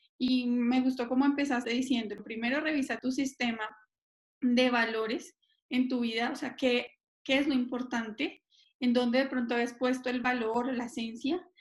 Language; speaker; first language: Spanish; native; Spanish